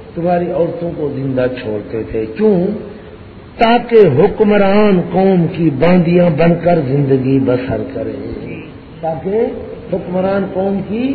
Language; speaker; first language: Urdu; non-native, local second language; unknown